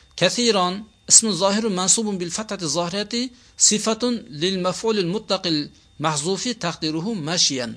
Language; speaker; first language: Arabic; non-native, fluent; Uzbek